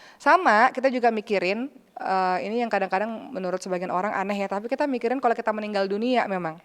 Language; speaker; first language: Indonesian; native; Indonesian